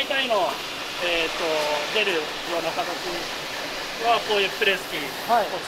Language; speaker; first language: Japanese; native; Japanese